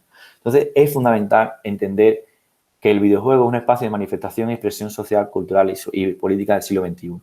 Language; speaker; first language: Spanish; native; Spanish